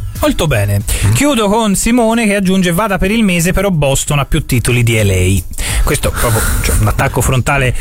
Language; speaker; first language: Italian; native; Italian